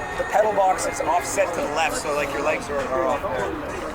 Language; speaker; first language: English; native; English